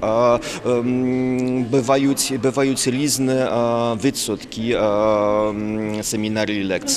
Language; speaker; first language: Ukrainian; non-native, learner; Polish